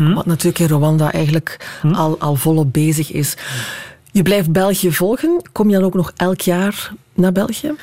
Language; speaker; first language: Dutch; native; Dutch